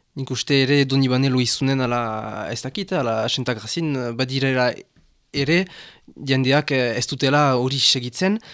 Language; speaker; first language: Basque; non-native, local second language; French